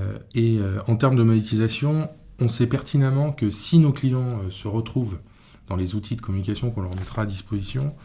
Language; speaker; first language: French; native; French